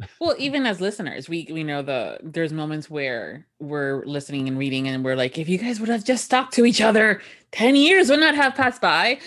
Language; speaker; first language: English; early bilingual, other home language; Spanish